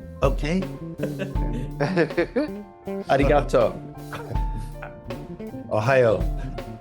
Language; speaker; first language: Japanese; non-native, learner; English